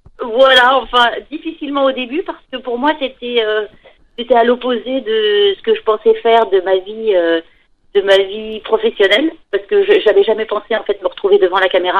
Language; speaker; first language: French; native; French